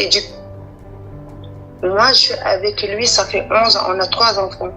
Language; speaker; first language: French; non-native, learner; Arabic